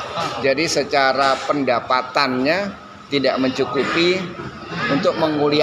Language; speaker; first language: Indonesian; native; Indonesian